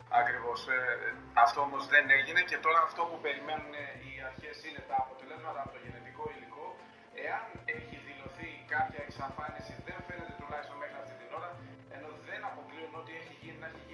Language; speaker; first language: Greek; native; Greek